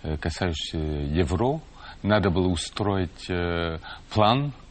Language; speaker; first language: Russian; non-native, fluent; French